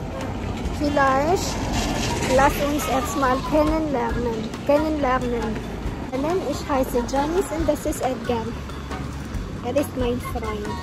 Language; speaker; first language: German; non-native, learner; Cebuano